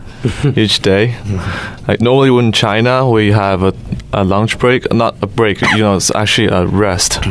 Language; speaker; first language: English; non-native, fluent; Chinese